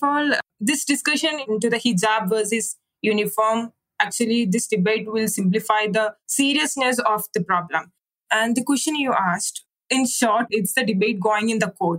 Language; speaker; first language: English; non-native, local second language; Malayalam